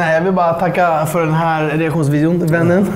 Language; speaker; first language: Swedish; native; Swedish